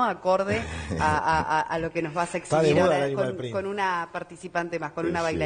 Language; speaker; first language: Spanish; native; Spanish